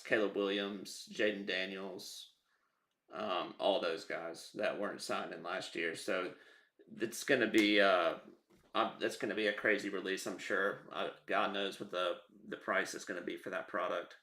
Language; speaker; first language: English; native; English